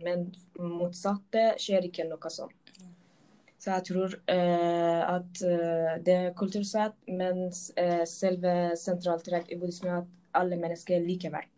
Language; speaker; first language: Norwegian; non-native, local second language; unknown